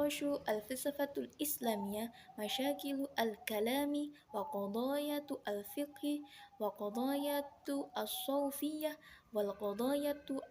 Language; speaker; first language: Arabic; non-native, learner; Indonesian